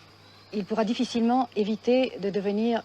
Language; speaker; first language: French; native; French